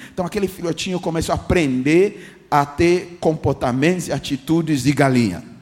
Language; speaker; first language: Portuguese; non-native, fluent; English